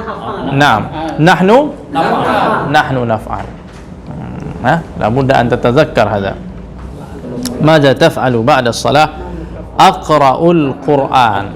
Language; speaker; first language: Arabic; non-native, fluent; Indonesian